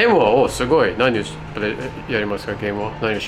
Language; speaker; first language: Japanese; non-native, learner; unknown